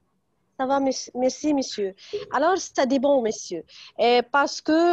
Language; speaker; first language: French; non-native, fluent; Arabic